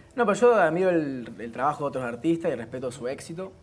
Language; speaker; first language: Spanish; native; Spanish